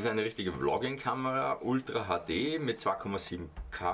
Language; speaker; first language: German; native; German